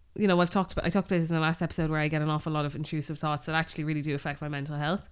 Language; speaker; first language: English; native; English